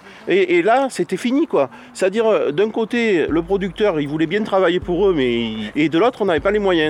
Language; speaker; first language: French; native; French